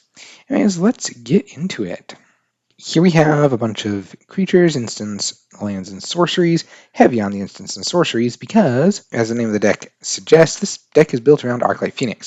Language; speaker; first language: English; native; English